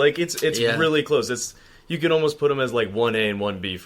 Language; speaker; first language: English; native; English